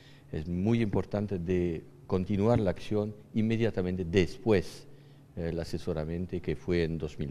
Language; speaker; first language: Spanish; non-native, fluent; French